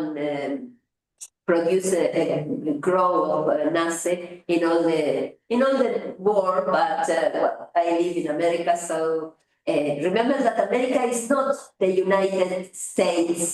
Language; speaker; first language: English; non-native, fluent; Spanish